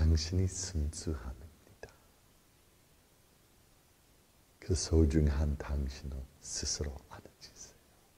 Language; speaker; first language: Korean; non-native, fluent; English